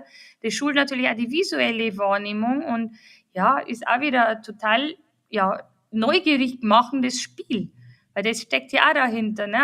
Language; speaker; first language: German; native; German